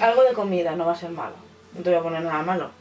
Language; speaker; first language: Spanish; native; Spanish